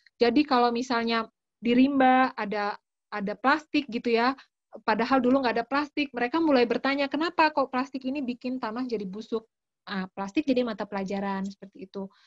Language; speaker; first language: Indonesian; native; Indonesian